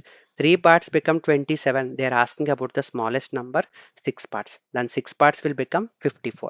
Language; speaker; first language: English; non-native, local second language; Telugu